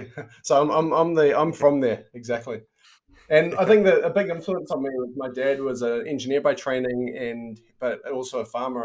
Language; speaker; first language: English; native; English